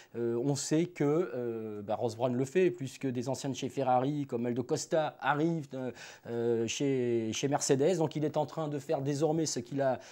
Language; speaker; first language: French; native; French